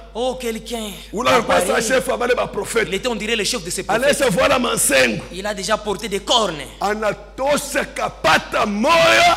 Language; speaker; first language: French; non-native, local second language; Swahili